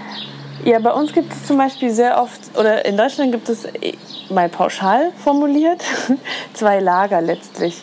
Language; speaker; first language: German; native; German